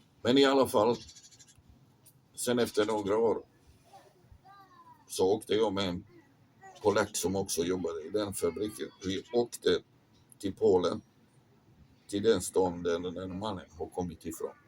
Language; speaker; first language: Swedish; non-native, fluent; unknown